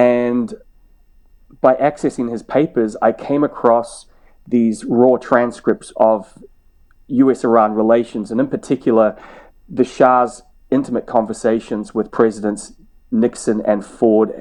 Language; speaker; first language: English; native; English